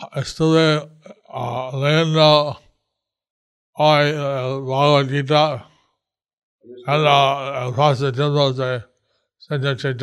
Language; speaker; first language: Spanish; non-native, learner; English